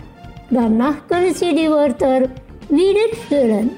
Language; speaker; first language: German; non-native, fluent; Indonesian